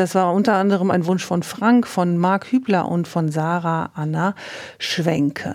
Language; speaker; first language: German; native; German